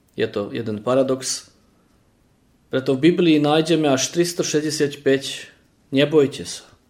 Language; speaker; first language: Slovak; early bilingual, heritage; Slovak